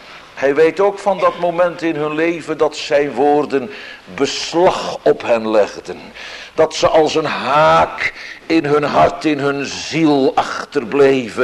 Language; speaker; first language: Dutch; native; Dutch